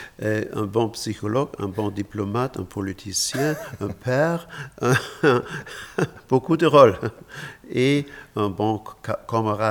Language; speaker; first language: French; non-native, fluent; German